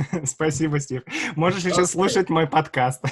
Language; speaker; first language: Russian; native; Russian